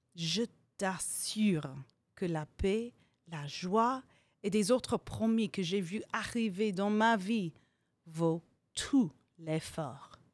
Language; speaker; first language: French; non-native, fluent; English